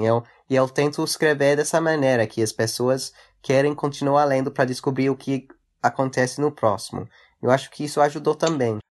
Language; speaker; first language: Portuguese; early bilingual, heritage; English